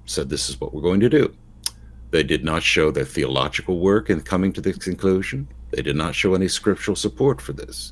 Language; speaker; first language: English; native; English